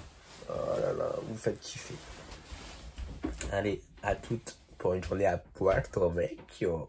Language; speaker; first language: French; native; French